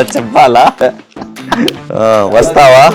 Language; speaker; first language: Telugu; non-native, local second language; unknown